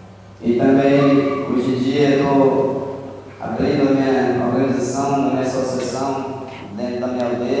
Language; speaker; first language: Portuguese; non-native, local second language; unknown